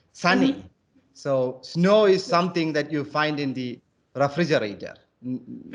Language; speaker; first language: English; non-native, local second language; Malayalam